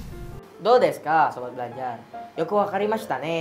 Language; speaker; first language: Japanese; non-native, learner; Indonesian